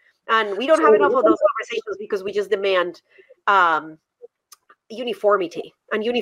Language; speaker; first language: English; non-native, fluent; Spanish